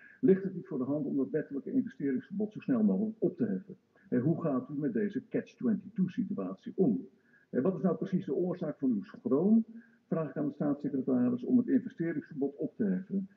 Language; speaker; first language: Dutch; native; Dutch